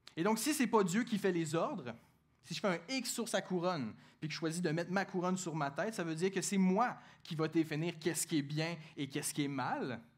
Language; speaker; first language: French; native; French